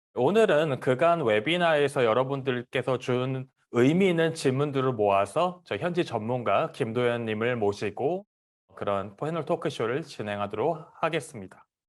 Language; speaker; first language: Korean; native; Korean